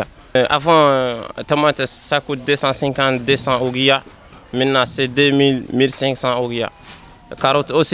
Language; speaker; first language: French; non-native, learner; Arabic